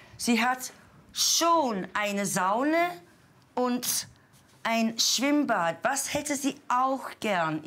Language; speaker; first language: German; non-native, fluent; English